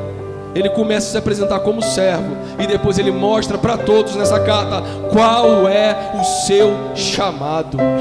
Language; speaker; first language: Portuguese; native; Portuguese